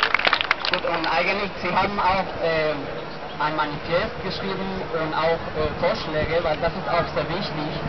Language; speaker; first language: German; non-native, learner; Spanish